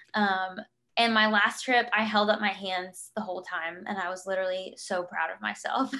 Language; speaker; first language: English; native; English